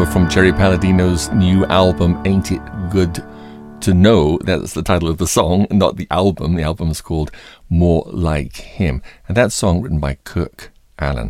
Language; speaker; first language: English; native; English